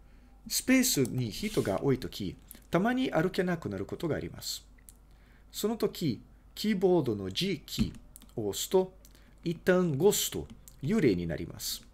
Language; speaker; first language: Japanese; non-native, fluent; Portuguese